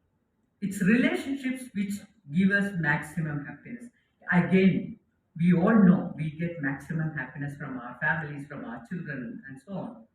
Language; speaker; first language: English; non-native, local second language; Malayalam